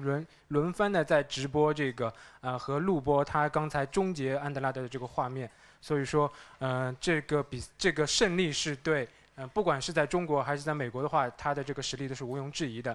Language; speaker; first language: Chinese; native; Chinese